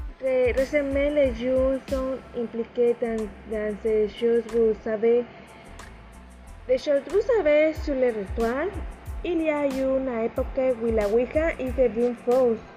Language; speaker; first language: French; non-native, learner; Spanish